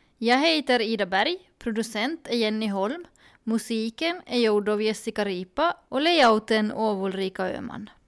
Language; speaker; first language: Swedish; native; Swedish